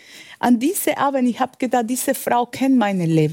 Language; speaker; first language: German; non-native, fluent; Spanish